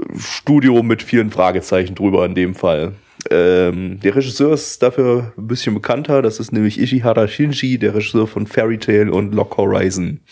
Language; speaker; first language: German; early bilingual, other home language; Russian